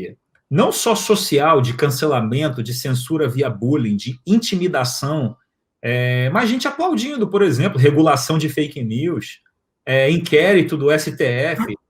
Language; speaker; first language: Portuguese; native; Portuguese